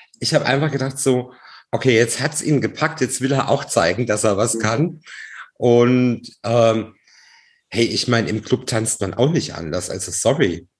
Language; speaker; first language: German; native; German